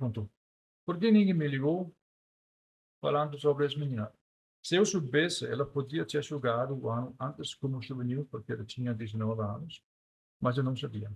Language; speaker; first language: Portuguese; non-native, fluent; Danish